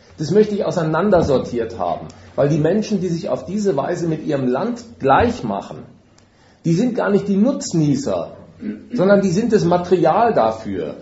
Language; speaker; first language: German; native; German